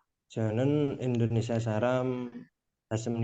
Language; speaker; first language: Korean; non-native, learner; Indonesian